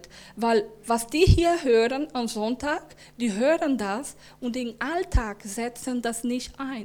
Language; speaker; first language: German; non-native, learner; Portuguese